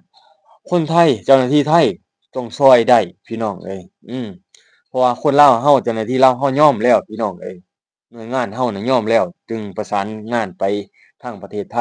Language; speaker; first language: Thai; non-native, local second language; Northeastern Thai